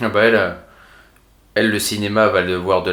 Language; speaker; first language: French; native; French